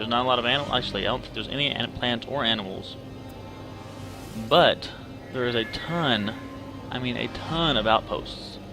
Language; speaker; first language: English; native; English